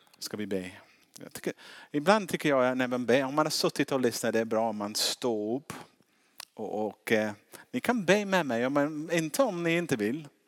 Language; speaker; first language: Swedish; non-native, fluent; English